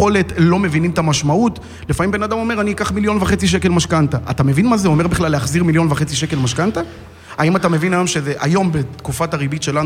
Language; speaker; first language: Hebrew; native; Hebrew